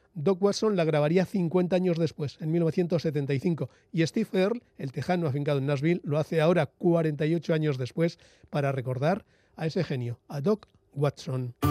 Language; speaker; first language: Spanish; native; Spanish